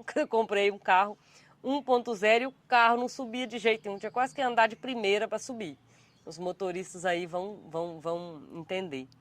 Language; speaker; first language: Portuguese; native; Portuguese